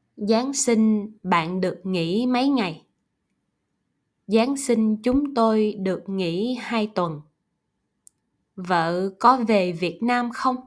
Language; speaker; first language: Vietnamese; non-native, learner; German